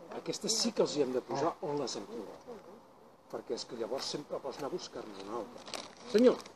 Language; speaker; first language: Catalan; native; Catalan